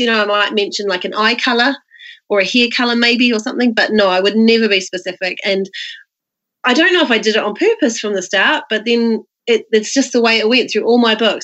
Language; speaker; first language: English; native; English